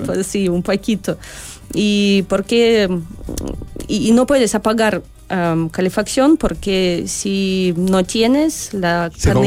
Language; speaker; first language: Spanish; non-native, learner; Russian